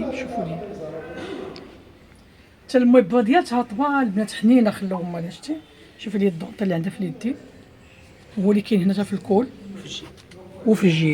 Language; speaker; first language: Arabic; native; Arabic